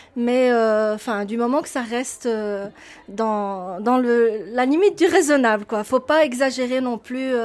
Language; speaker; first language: French; early bilingual, other home language; Arabic